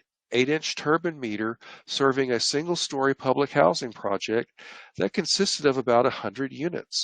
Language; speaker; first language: English; native; English